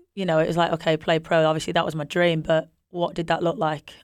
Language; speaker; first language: English; native; English